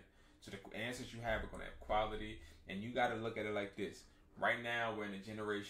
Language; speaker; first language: English; native; English